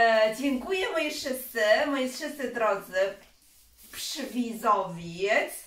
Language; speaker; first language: Polish; non-native, learner; Chinese